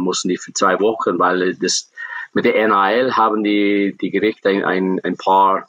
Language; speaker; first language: German; non-native, fluent; English